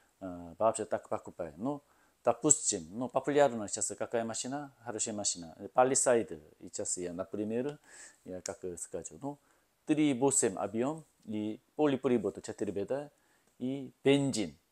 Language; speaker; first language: Russian; non-native, learner; Korean